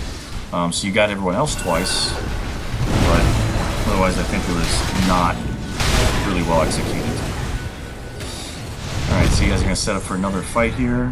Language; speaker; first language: English; native; English